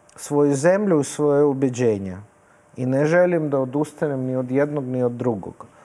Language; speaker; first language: Serbian; non-native, fluent; Russian